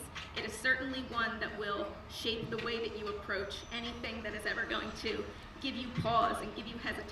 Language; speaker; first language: English; native; English